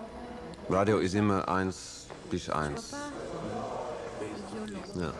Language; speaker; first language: German; non-native, learner; English